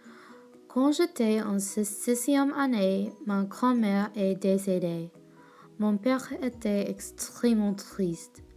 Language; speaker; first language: French; non-native, learner; English